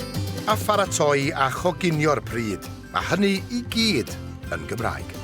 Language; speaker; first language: Welsh; native; Welsh